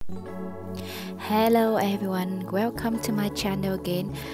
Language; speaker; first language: English; non-native, learner; Vietnamese